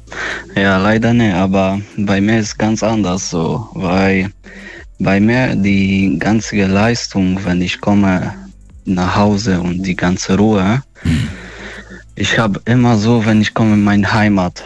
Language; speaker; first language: German; non-native, learner; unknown